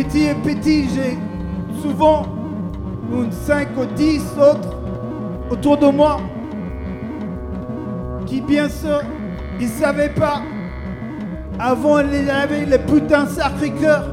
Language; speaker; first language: French; non-native, learner; English